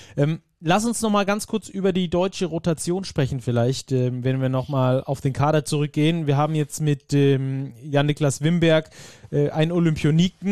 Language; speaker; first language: German; native; German